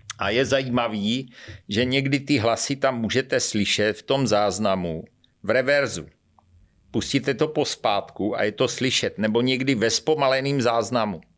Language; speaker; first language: Czech; native; Czech